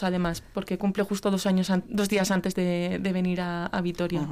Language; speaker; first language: Spanish; native; Spanish